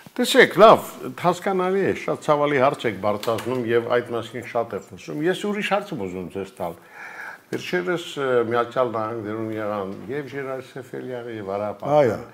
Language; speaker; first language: Armenian; native; Armenian